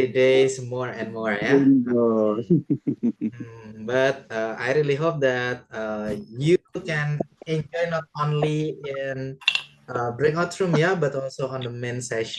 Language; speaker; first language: English; non-native, local second language; Indonesian